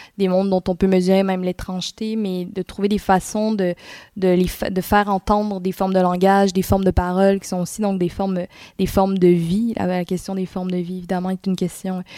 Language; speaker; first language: French; native; French